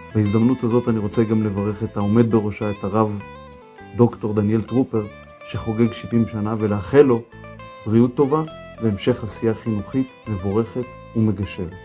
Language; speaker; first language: Hebrew; native; Hebrew